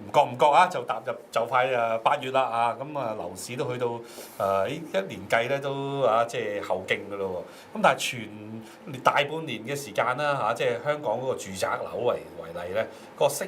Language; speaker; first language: Cantonese; native; Cantonese